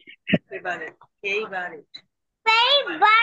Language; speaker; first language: English; non-native, learner; Bangla